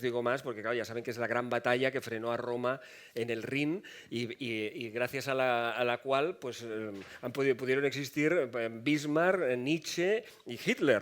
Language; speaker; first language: Spanish; native; Spanish